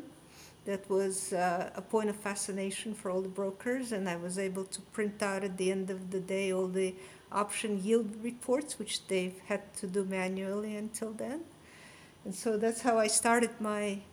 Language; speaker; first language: English; non-native, fluent; Russian